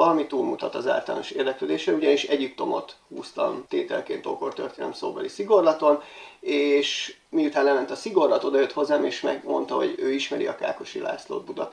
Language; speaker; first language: Hungarian; native; Hungarian